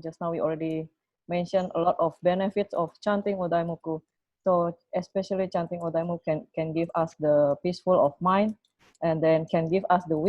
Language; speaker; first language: English; non-native, fluent; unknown